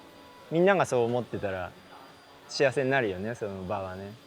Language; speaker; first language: Japanese; native; Japanese